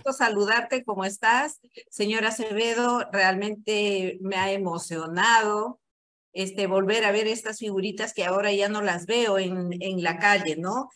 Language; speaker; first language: Spanish; native; Spanish